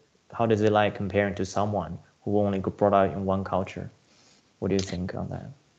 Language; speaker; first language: English; non-native, fluent; Chinese